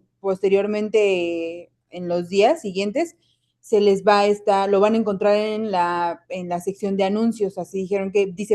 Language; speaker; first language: Spanish; native; Spanish